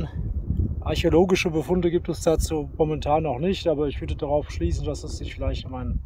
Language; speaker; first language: German; native; German